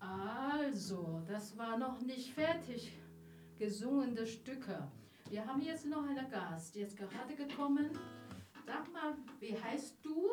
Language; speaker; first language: German; non-native, learner; Chinese